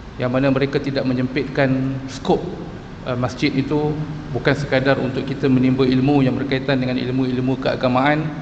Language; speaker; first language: Malay; native; Malay